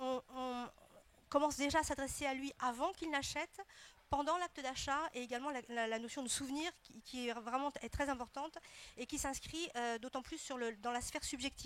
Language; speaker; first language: French; native; French